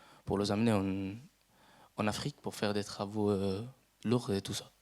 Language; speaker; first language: French; non-native, fluent; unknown